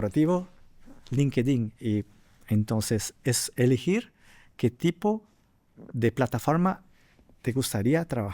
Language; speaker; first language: Spanish; non-native, fluent; Portuguese